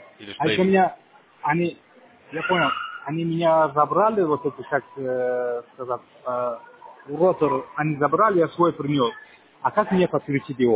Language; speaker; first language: Russian; non-native, learner; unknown